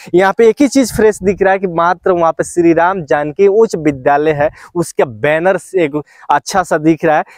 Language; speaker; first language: Hindi; native; Hindi